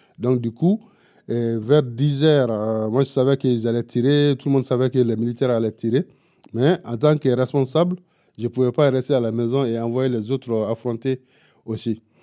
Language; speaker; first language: French; non-native, local second language; Bambara